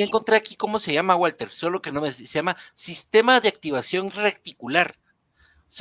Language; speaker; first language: Spanish; native; Spanish